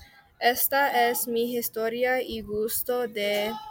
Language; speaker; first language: Spanish; non-native, learner; English